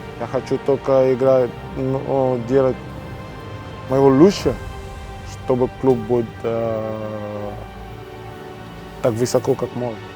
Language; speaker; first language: Russian; non-native, learner; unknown